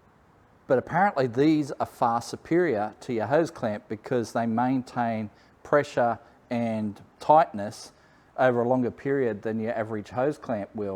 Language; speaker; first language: English; native; English